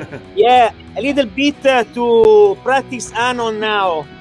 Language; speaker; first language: English; non-native, learner; Italian